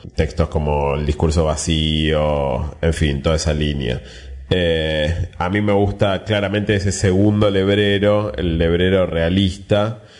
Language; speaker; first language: Spanish; native; Spanish